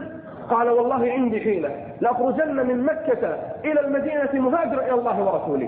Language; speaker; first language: Arabic; native; Arabic